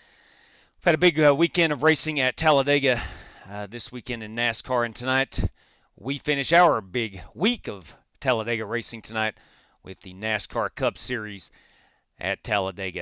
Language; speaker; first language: English; native; English